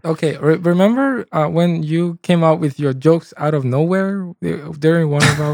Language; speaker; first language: English; native; English